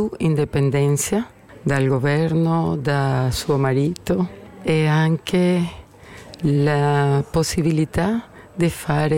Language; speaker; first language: Italian; non-native, learner; Spanish